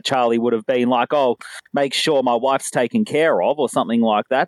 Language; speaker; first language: English; native; English